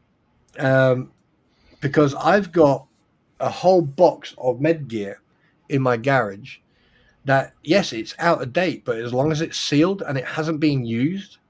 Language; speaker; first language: English; native; English